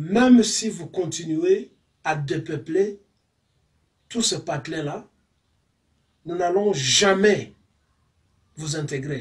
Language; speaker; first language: French; non-native, local second language; Swahili